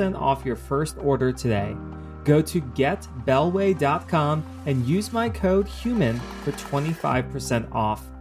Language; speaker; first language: English; native; English